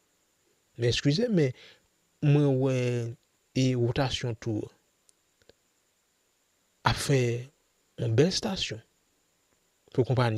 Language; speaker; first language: French; non-native, local second language; Haitian Creole